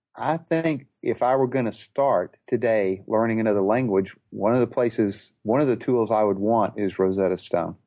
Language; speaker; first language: English; native; English